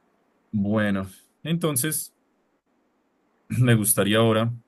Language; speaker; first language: Spanish; non-native, fluent; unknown